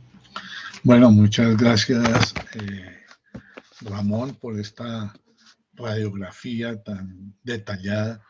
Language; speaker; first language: Spanish; native; Spanish